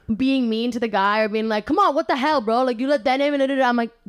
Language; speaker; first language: English; non-native, fluent; Italian